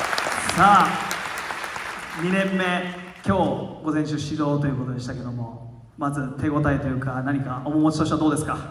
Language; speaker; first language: Japanese; native; Japanese